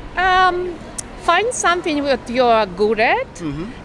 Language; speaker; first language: English; non-native, fluent; Russian